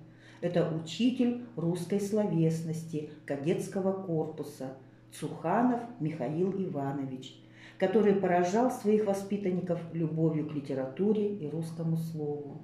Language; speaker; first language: Russian; native; Russian